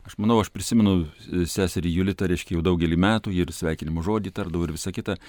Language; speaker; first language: Lithuanian; native; Lithuanian